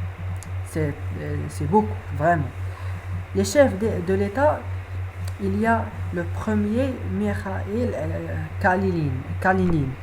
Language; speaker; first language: French; non-native, learner; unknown